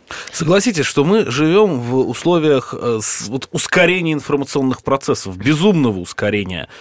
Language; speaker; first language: Russian; native; Russian